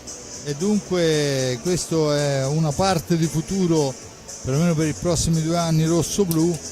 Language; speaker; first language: Italian; native; Italian